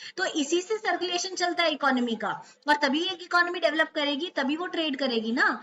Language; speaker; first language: Hindi; native; Hindi